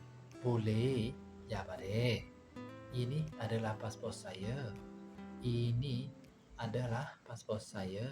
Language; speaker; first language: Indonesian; non-native, fluent; Burmese